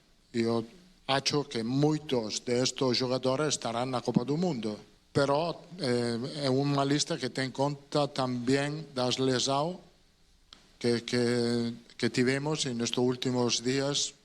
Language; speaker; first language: Spanish; non-native, fluent; Italian